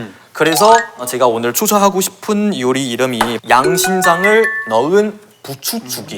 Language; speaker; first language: Korean; non-native, fluent; Chinese